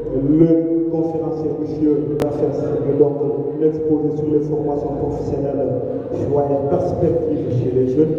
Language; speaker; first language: French; non-native, local second language; Wolof